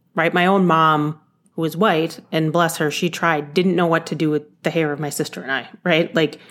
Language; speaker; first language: English; early bilingual, other home language; Yoruba